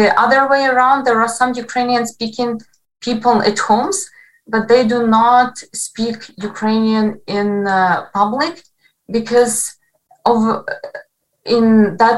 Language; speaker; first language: English; non-native, fluent; Ukrainian